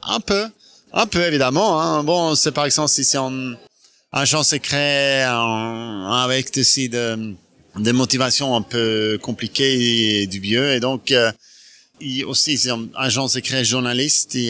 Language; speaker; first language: French; non-native, fluent; Norwegian